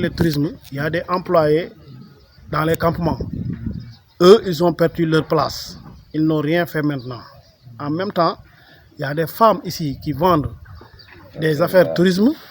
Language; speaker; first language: French; non-native, local second language; Wolof